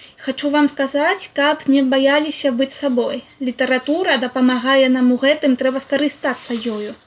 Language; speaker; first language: Belarusian; non-native, fluent; Spanish